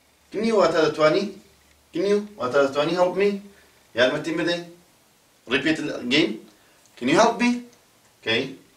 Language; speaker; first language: English; non-native, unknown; Central Kurdish